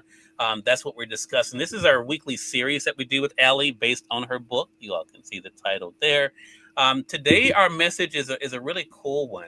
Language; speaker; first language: English; native; English